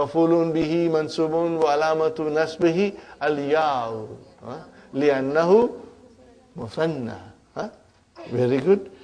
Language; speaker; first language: Arabic; non-native, fluent; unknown